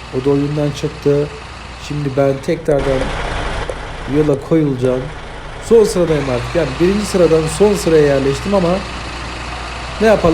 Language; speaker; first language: Turkish; native; Turkish